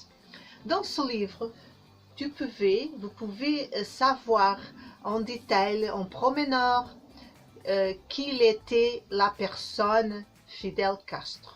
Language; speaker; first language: French; non-native, learner; Portuguese